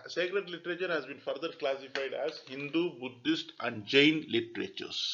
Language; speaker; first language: English; non-native, local second language; Tamil